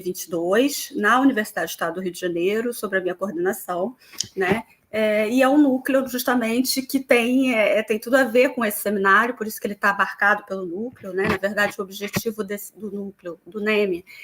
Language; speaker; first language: Portuguese; native; Portuguese